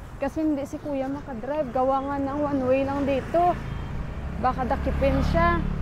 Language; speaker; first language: Filipino; native; Filipino